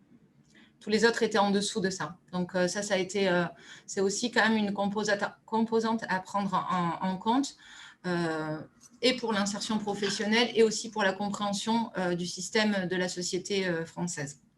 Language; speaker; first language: French; native; French